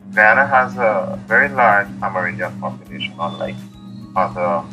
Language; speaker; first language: English; native; English